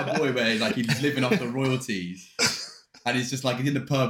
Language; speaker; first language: English; native; English